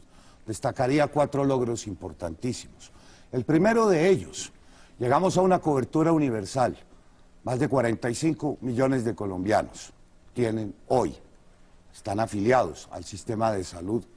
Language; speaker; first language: Spanish; native; Spanish